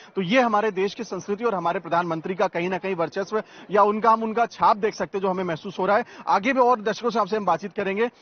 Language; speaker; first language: Hindi; native; Hindi